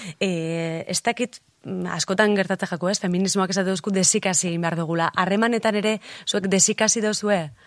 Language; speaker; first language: Basque; native; Basque